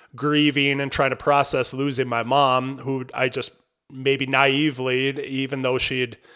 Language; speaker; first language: English; native; English